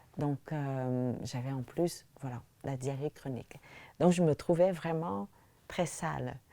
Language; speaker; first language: French; early bilingual, other home language; Vietnamese